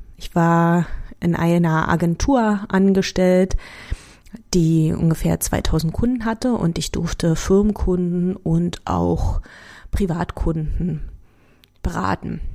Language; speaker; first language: German; native; German